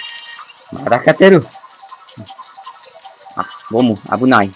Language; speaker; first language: Japanese; non-native, learner; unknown